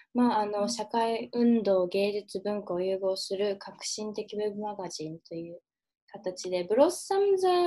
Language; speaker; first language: Japanese; early bilingual, heritage; Japanese